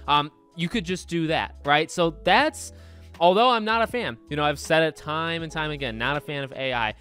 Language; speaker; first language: English; native; English